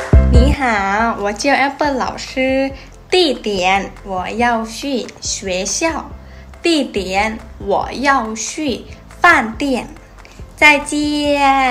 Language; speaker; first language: Chinese; non-native, fluent; Thai